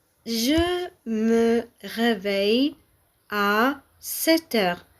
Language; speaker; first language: French; non-native, fluent; Tamil